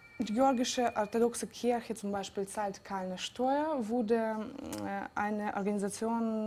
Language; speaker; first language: German; non-native, fluent; Georgian